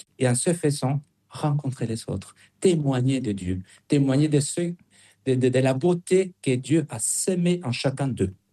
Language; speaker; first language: French; non-native, fluent; Spanish